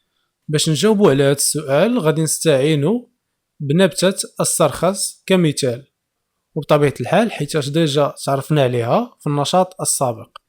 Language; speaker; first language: Arabic; native; Arabic